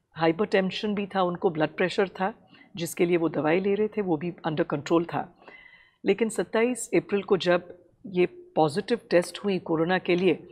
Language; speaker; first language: Hindi; non-native, local second language; Tamil